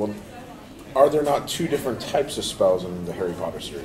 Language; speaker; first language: English; native; English